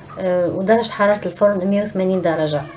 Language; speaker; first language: Arabic; native; Arabic